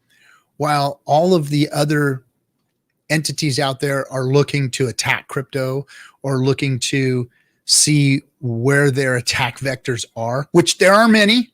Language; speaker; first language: English; native; English